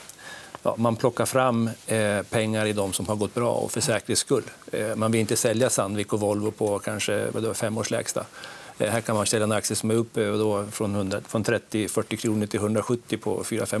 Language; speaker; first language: Swedish; native; Swedish